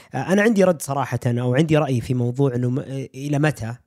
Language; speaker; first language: Arabic; native; Arabic